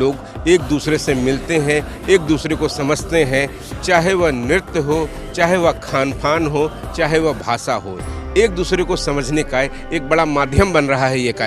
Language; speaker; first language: Hindi; native; Hindi